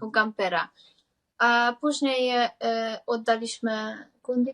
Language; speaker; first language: Polish; non-native, learner; Hungarian